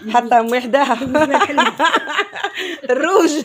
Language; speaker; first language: Arabic; native; Arabic